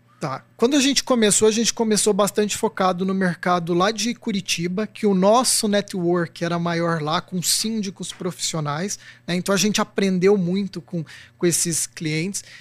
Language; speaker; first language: Portuguese; native; Portuguese